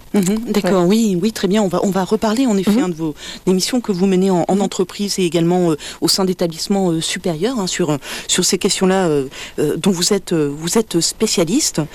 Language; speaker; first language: French; native; French